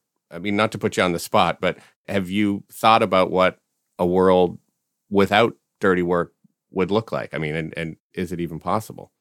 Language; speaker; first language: English; native; English